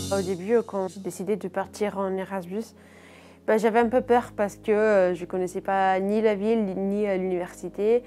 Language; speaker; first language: French; non-native, fluent; Italian